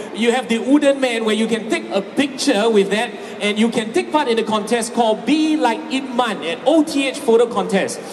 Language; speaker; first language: English; non-native, local second language; Chinese